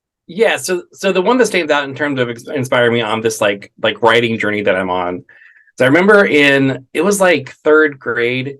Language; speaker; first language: English; native; English